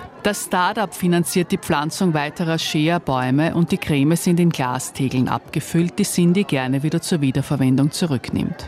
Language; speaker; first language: German; native; German